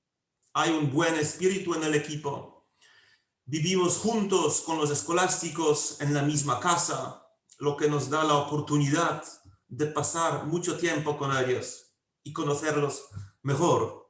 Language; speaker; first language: Spanish; non-native, fluent; Polish